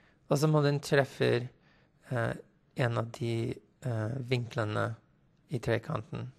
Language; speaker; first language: Norwegian; non-native, fluent; English